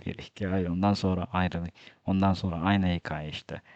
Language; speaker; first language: Turkish; non-native, fluent; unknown